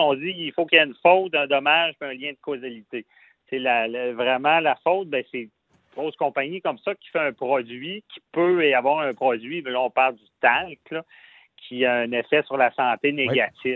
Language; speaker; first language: French; native; French